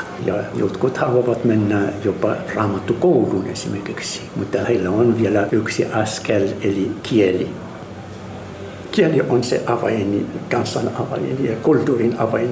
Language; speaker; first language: Finnish; non-native, learner; Arabic